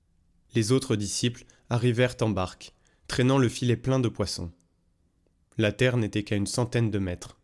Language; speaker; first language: French; native; French